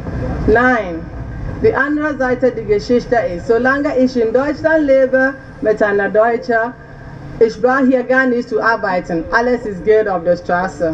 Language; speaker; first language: German; non-native, learner; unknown